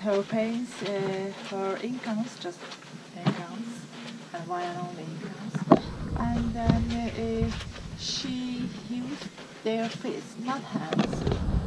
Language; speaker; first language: English; non-native, learner; Turkish